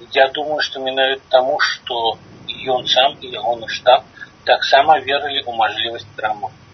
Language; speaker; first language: Belarusian; non-native, local second language; Russian